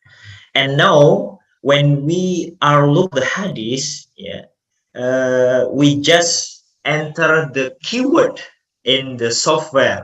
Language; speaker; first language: English; non-native, fluent; Indonesian